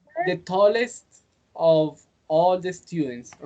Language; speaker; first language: English; non-native, fluent; Spanish